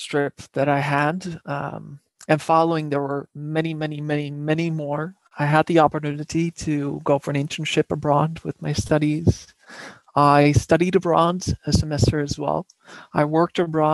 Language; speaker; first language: English; non-native, fluent; Dutch